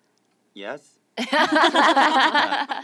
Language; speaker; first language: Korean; native; Korean